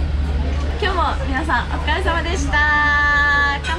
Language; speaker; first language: Japanese; non-native, learner; German